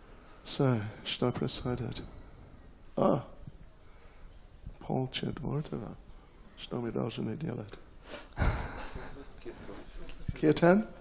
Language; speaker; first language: Russian; non-native, learner; English